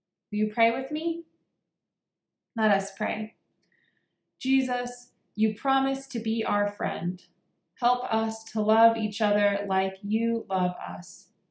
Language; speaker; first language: English; native; English